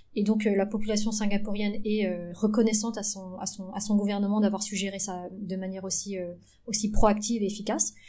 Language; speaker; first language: French; early bilingual, other home language; Vietnamese